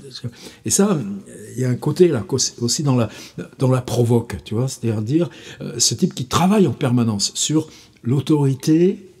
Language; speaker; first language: French; native; French